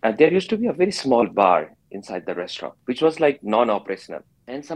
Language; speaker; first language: English; non-native, local second language; Hindi